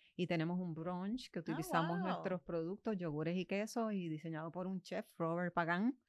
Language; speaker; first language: Spanish; native; Spanish